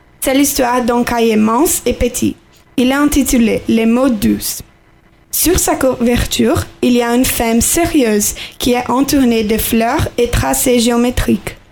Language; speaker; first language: French; non-native, learner; Portuguese